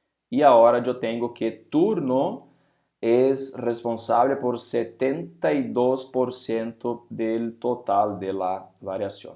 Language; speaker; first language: Spanish; non-native, fluent; Portuguese